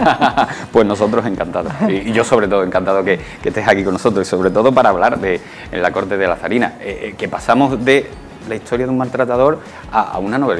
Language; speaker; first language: Spanish; native; Spanish